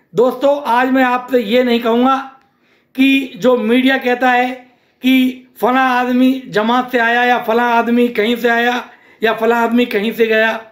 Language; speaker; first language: Hindi; native; Hindi